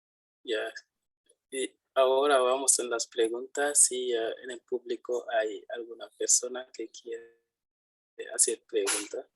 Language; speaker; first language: Spanish; non-native, fluent; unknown